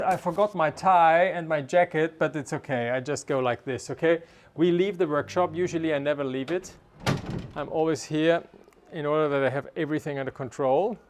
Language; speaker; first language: English; non-native, fluent; German